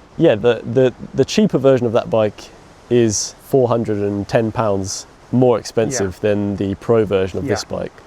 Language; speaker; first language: English; native; English